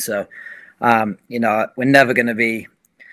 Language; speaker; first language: English; native; English